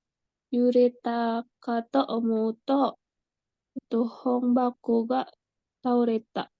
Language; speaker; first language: Japanese; non-native, learner; Indonesian